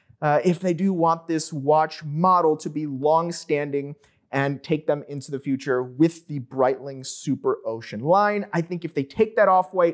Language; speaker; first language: English; native; English